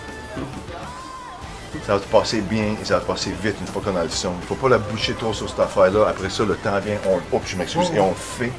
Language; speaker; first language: French; native; French